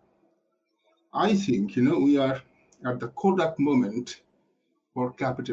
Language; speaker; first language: English; non-native, local second language; Bangla